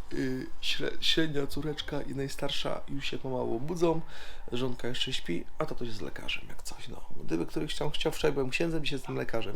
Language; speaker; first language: Polish; native; Polish